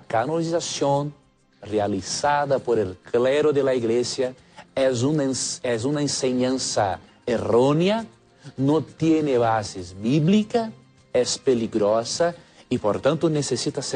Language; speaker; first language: Spanish; non-native, fluent; Portuguese